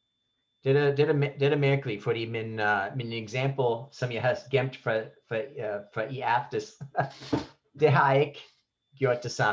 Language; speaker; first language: Danish; non-native, fluent; English